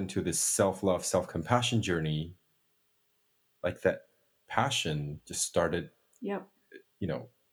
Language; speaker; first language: English; non-native, fluent; Indonesian